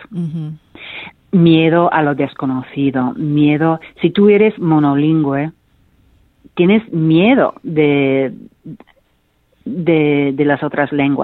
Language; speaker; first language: Spanish; non-native, fluent; English